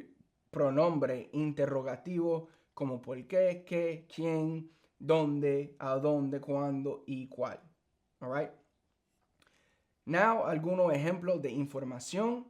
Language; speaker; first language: Spanish; early bilingual, heritage; English